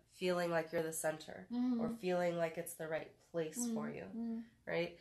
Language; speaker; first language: English; native; English